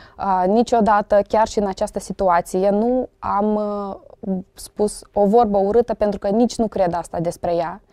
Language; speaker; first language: Romanian; native; Romanian